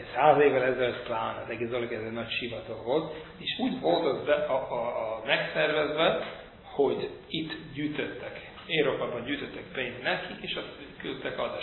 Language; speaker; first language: Hungarian; non-native, fluent; English